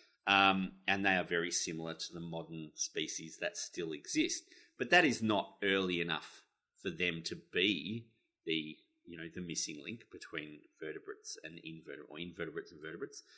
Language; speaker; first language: English; native; English